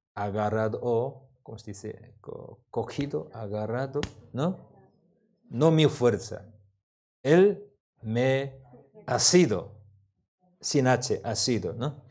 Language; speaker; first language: Spanish; non-native, learner; Korean